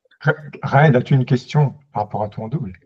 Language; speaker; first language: French; native; French